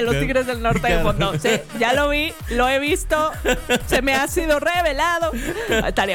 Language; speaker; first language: Spanish; native; Spanish